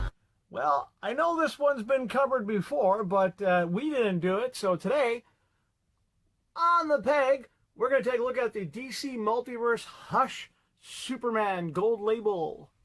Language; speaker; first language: English; native; English